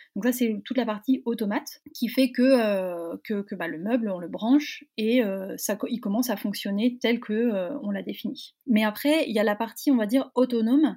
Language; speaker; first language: French; native; French